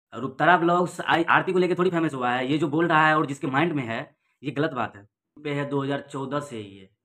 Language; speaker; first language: Hindi; native; Hindi